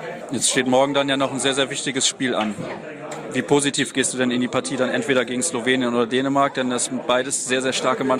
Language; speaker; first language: German; native; German